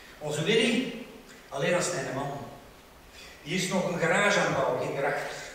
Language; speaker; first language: Dutch; native; Dutch